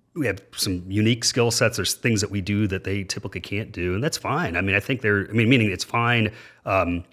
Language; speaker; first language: English; native; English